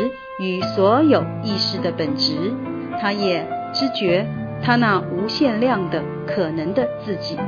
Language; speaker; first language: Chinese; native; Chinese